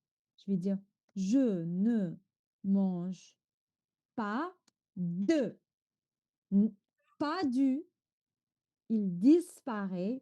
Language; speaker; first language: French; non-native, fluent; Chinese